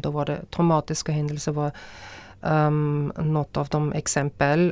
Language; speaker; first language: Swedish; non-native, fluent; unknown